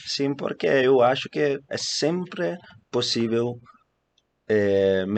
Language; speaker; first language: Portuguese; non-native, fluent; Italian